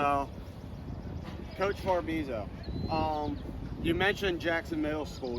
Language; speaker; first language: English; native; English